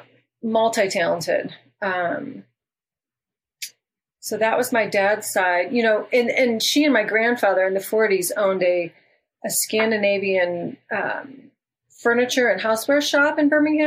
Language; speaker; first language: English; native; English